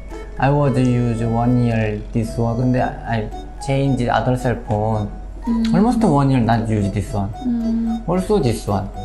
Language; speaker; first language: English; non-native, learner; Korean